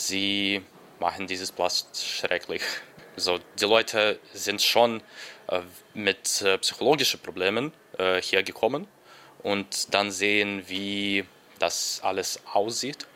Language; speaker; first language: German; non-native, learner; Ukrainian